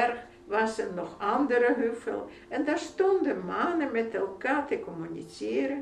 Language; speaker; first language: Dutch; non-native, fluent; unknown